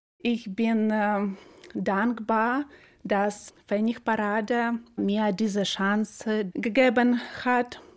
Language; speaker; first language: German; non-native, learner; Ukrainian